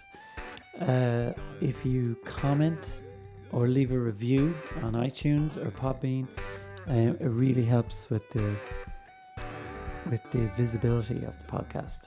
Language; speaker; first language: English; native; English